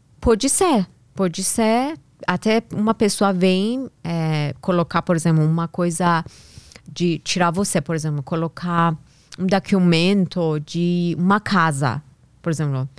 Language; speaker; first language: Portuguese; non-native, learner; Persian